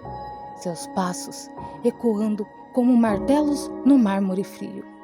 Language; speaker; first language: Portuguese; native; Portuguese